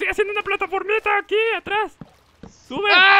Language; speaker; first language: Spanish; native; Spanish